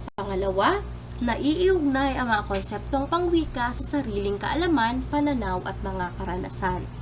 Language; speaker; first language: Filipino; native; Filipino